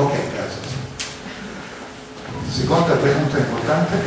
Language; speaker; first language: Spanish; non-native, learner; Italian